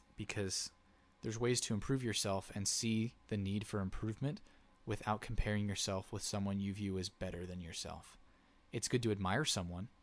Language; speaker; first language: English; native; English